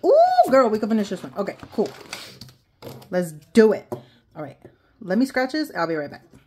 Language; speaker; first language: English; native; English